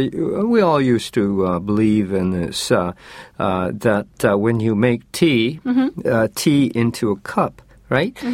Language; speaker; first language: English; non-native, fluent; Japanese